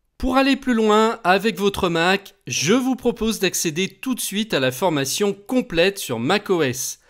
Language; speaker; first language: French; native; French